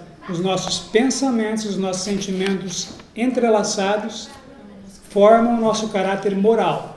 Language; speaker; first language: Portuguese; native; Portuguese